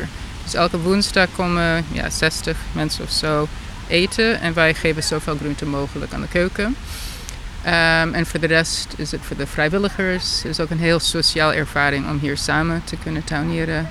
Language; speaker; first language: Dutch; non-native, fluent; English